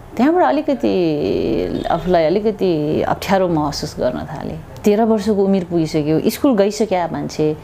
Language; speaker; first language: Nepali; non-native, local second language; Tibetan